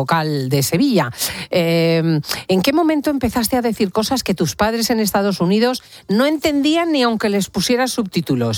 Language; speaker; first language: Spanish; native; Spanish